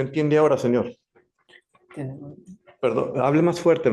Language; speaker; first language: Spanish; native; Spanish